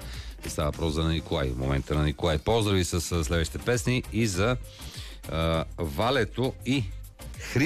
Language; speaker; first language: Bulgarian; native; Bulgarian